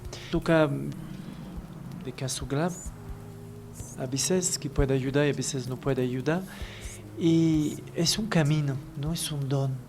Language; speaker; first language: Spanish; non-native, learner; French